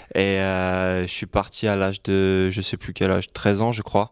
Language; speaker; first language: French; native; French